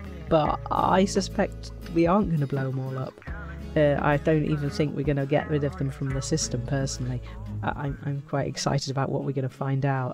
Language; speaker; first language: English; native; English